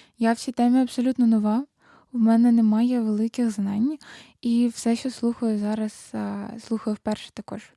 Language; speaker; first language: Ukrainian; native; Ukrainian